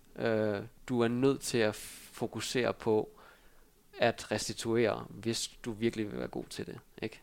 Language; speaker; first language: Danish; early bilingual, other home language; Vietnamese